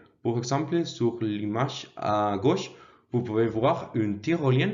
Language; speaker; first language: French; non-native, learner; Spanish